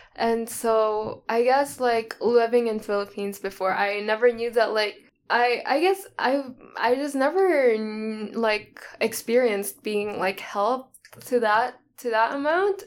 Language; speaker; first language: English; early bilingual, other home language; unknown